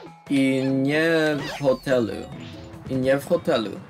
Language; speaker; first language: Polish; non-native, learner; English